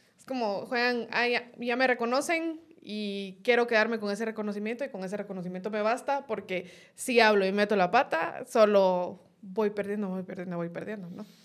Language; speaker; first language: Spanish; native; Spanish